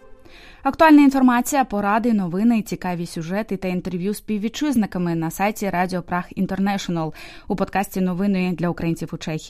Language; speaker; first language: Ukrainian; native; Ukrainian